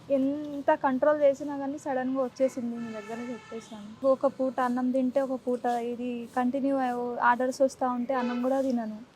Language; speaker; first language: Telugu; native; Telugu